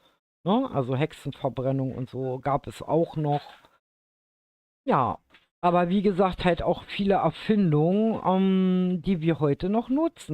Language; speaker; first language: German; native; German